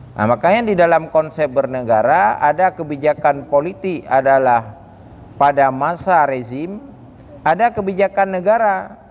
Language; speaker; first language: Malay; non-native, local second language; Achinese